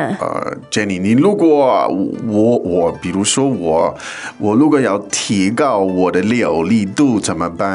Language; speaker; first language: Chinese; non-native, fluent; English